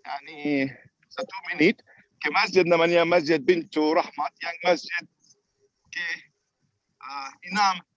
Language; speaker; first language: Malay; non-native, fluent; Arabic